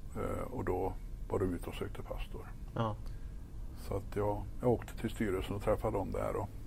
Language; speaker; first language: Swedish; native; Swedish